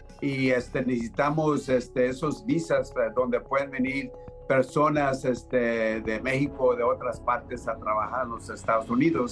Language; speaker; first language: Spanish; early bilingual, heritage; Spanish